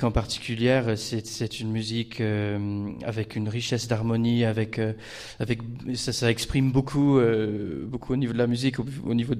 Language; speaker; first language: French; non-native, fluent; English